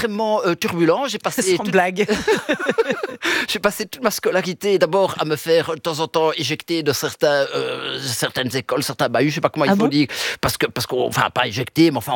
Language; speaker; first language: French; early bilingual, other home language; Italian